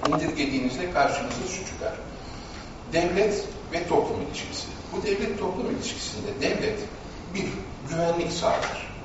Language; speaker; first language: Turkish; native; Turkish